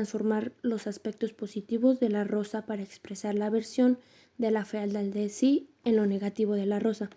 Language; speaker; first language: Spanish; native; Spanish